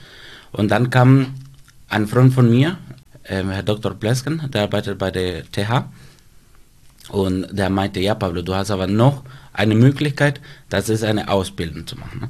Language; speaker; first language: German; non-native, fluent; Spanish